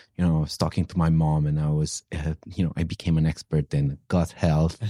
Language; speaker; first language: English; non-native, fluent; Romanian